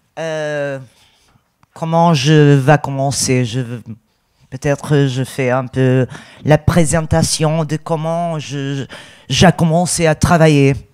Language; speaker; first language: French; non-native, learner; Portuguese